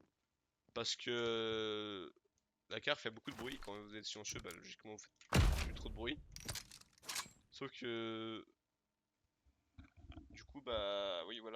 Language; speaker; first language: French; native; French